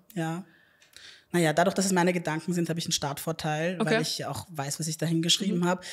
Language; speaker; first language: German; native; German